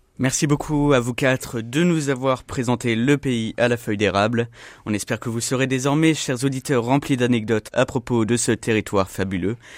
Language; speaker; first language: French; native; French